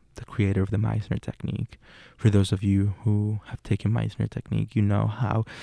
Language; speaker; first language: English; non-native, fluent; Spanish